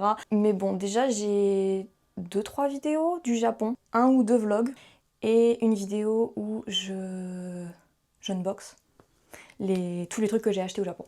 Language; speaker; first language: French; native; French